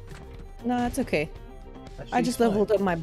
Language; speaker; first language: English; native; English